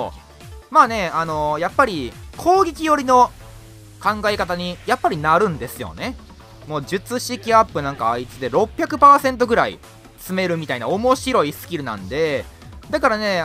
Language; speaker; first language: Japanese; native; Japanese